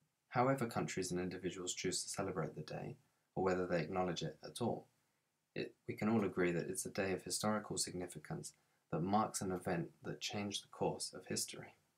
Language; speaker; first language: English; native; English